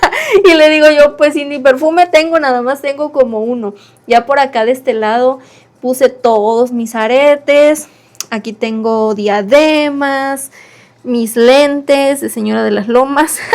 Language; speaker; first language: Spanish; native; Spanish